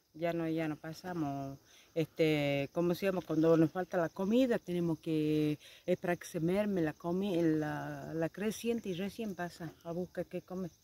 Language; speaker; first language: Spanish; native; Spanish